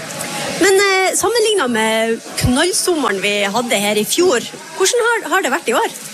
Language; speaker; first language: Norwegian; native; Norwegian